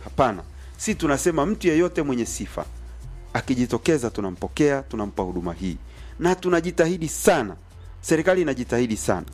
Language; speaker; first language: Swahili; native; Swahili